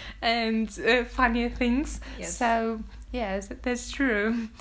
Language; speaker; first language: English; non-native, fluent; Russian